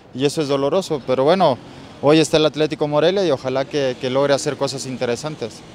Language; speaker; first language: Spanish; native; Spanish